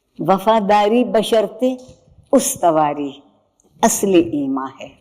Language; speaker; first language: Urdu; native; Urdu